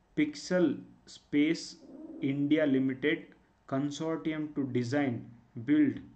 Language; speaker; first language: English; non-native, local second language; Kannada